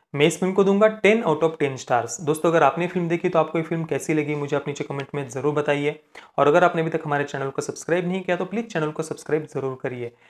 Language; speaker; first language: Hindi; non-native, local second language; Marathi